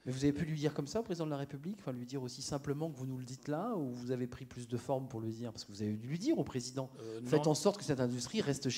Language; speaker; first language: French; native; French